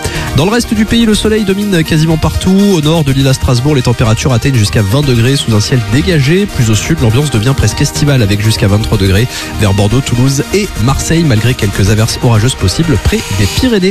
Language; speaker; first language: French; native; French